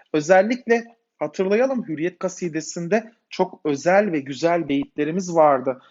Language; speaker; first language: Turkish; native; Turkish